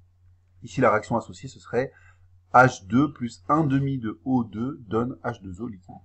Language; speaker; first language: French; native; French